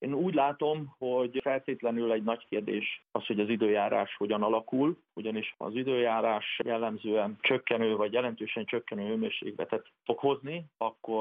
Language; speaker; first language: Hungarian; native; Hungarian